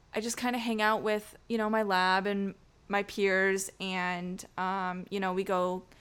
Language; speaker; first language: English; native; English